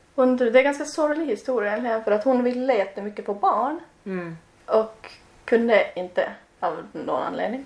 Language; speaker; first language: Swedish; non-native, local second language; Finnish